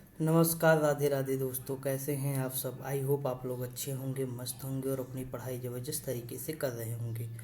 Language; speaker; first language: Hindi; native; Hindi